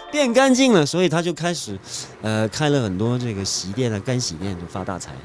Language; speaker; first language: Chinese; non-native, fluent; French